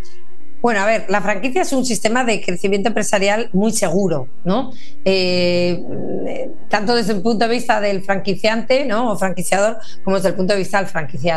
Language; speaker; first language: Spanish; native; Spanish